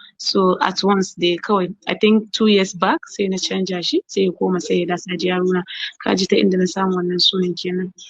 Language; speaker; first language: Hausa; non-native, local second language; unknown